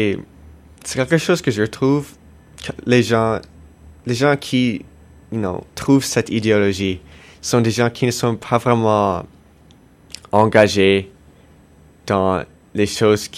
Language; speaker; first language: French; non-native, local second language; English